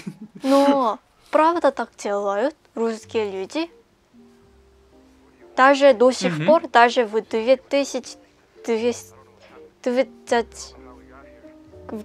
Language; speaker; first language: Russian; non-native, learner; Korean